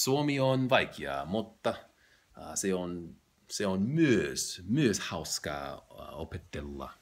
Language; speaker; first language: Finnish; non-native, learner; English